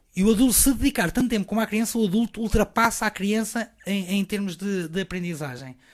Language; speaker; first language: Portuguese; native; Portuguese